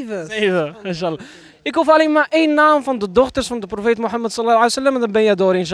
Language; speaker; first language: Dutch; native; Dutch